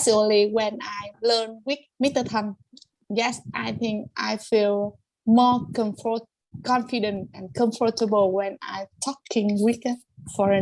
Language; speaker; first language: English; non-native, learner; Vietnamese